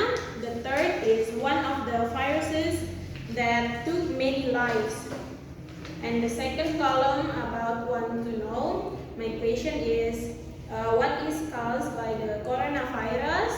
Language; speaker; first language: English; non-native, learner; Indonesian